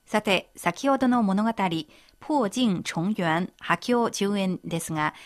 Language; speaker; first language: Japanese; non-native, fluent; Chinese